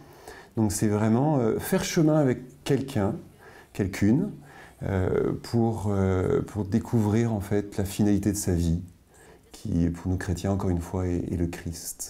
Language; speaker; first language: French; native; French